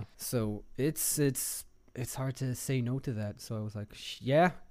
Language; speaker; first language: English; non-native, fluent; Hebrew